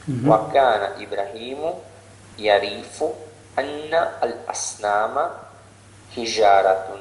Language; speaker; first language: Arabic; non-native, learner; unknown